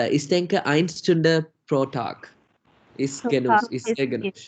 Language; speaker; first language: German; non-native, learner; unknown